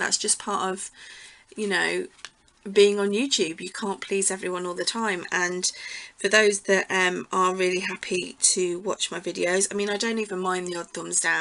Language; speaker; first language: English; native; English